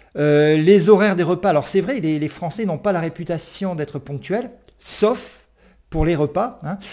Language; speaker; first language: French; native; French